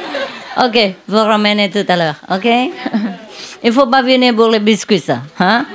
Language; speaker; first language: French; non-native, learner; Vietnamese